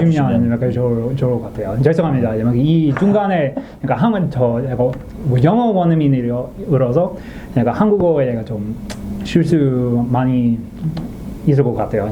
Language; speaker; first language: Korean; non-native, learner; English